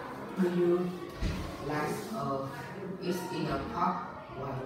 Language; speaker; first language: English; non-native, learner; Vietnamese